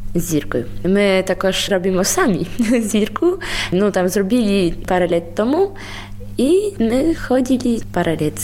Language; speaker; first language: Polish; non-native, local second language; Ukrainian